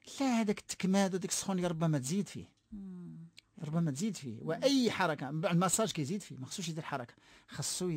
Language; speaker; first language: Arabic; native; Arabic